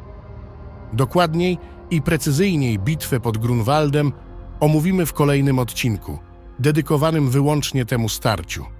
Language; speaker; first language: Polish; native; Polish